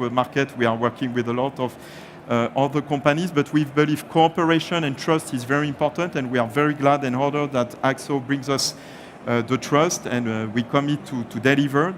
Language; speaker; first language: English; non-native, fluent; French